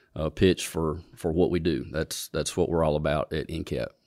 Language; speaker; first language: English; native; English